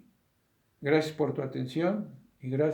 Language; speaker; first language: Spanish; native; Spanish